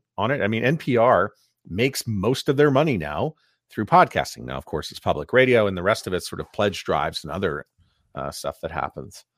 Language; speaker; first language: English; native; English